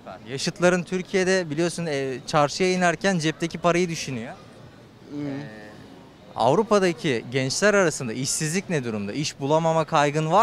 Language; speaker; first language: Turkish; native; Turkish